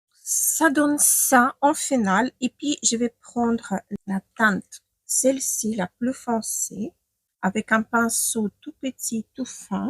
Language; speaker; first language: French; non-native, fluent; Ukrainian